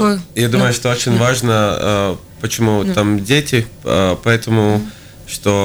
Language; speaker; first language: Russian; non-native, local second language; Latvian